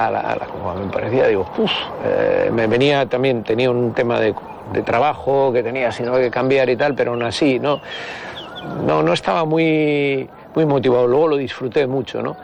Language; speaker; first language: Spanish; native; Spanish